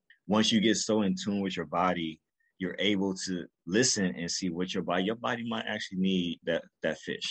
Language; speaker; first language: English; native; English